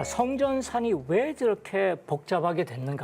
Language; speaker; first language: Korean; native; Korean